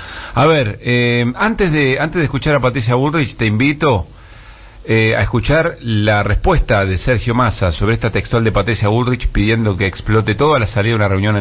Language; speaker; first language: Spanish; native; Spanish